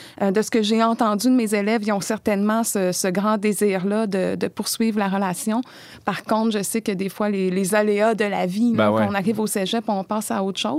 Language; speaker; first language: French; native; French